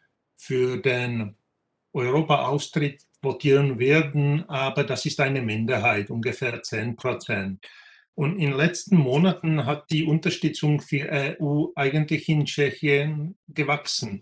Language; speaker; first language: German; non-native, fluent; Czech